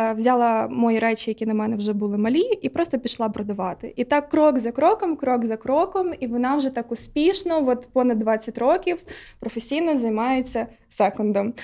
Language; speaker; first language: Ukrainian; non-native, local second language; Russian